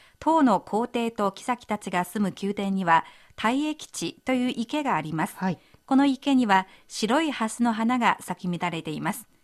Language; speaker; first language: Japanese; non-native, fluent; Chinese